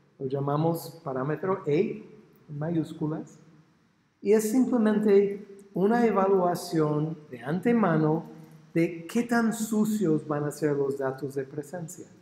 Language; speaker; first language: Spanish; non-native, fluent; English